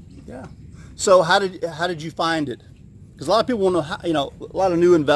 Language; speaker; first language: English; native; English